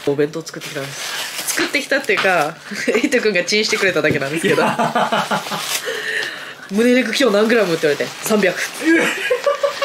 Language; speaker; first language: Japanese; native; Japanese